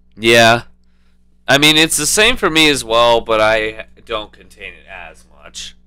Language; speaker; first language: English; native; English